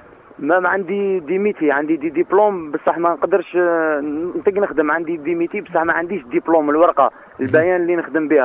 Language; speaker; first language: Arabic; native; Arabic